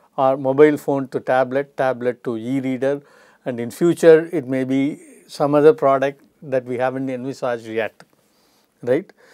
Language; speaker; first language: English; non-native, local second language; Tamil